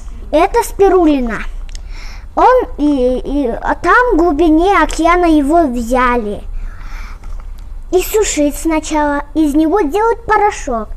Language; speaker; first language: Russian; non-native, local second language; Kyrgyz